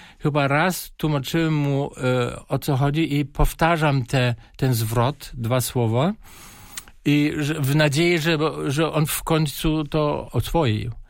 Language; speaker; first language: Polish; non-native, fluent; German